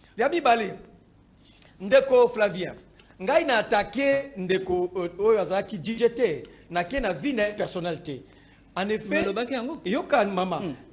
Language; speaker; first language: Lingala; native; Lingala